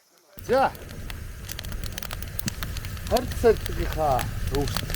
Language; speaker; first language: Mongolian; native; Mongolian